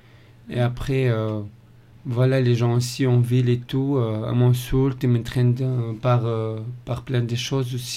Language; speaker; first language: French; non-native, fluent; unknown